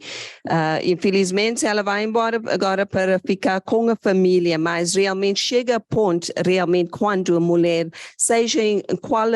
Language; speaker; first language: Portuguese; non-native, fluent; English